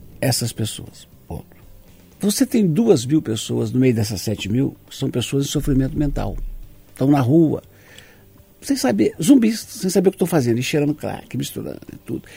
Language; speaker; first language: Portuguese; native; Portuguese